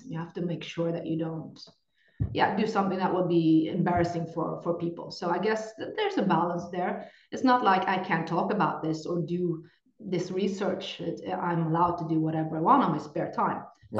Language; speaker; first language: English; non-native, fluent; Norwegian